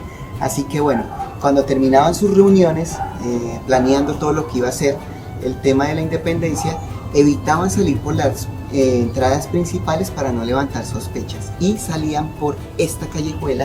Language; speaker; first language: Spanish; native; Spanish